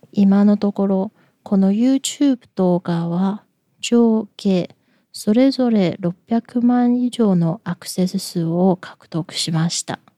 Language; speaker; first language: Japanese; non-native, fluent; Chinese